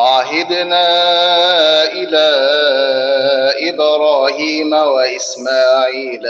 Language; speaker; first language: Arabic; native; Arabic